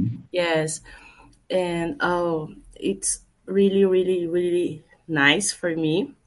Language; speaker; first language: English; non-native, learner; Portuguese